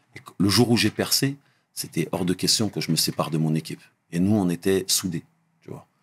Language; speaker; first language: French; early bilingual, other home language; Arabic